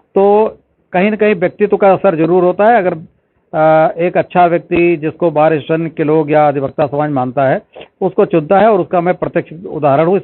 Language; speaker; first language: Hindi; native; Hindi